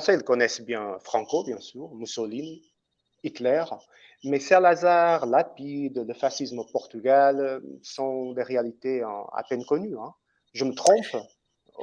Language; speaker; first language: French; non-native, fluent; Portuguese